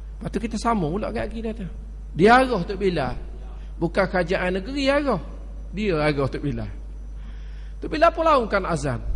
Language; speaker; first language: Malay; native; Malay